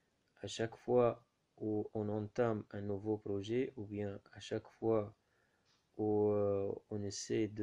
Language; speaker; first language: French; non-native, local second language; Arabic